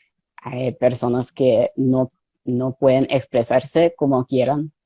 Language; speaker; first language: Spanish; non-native, fluent; English